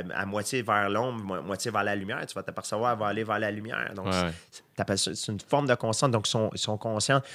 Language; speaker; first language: French; native; French